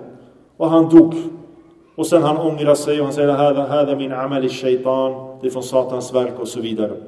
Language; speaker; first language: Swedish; early bilingual, other home language; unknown